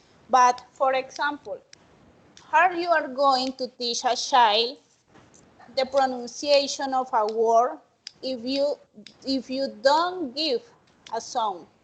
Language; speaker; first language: English; non-native, learner; Spanish